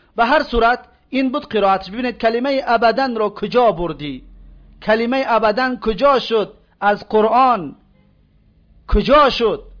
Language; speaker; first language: Persian; native; Persian